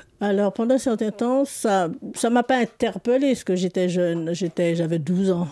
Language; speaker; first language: French; native; French